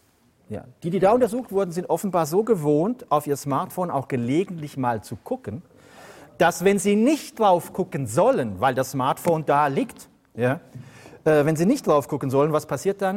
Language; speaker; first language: German; native; German